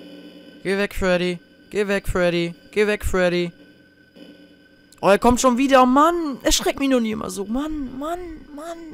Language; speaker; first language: German; native; German